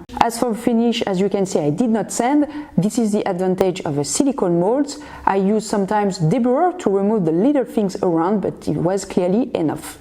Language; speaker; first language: English; non-native, fluent; French